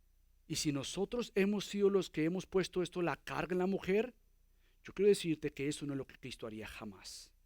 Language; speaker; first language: Spanish; native; Spanish